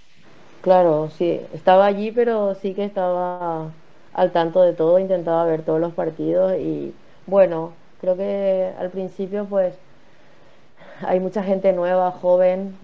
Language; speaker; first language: Spanish; native; Spanish